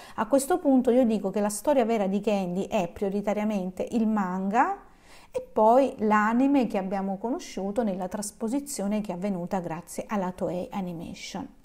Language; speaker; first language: Italian; native; Italian